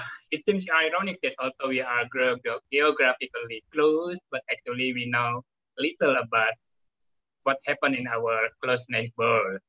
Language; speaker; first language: English; non-native, fluent; Indonesian